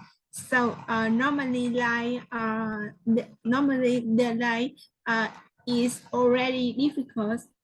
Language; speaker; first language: English; non-native, learner; Vietnamese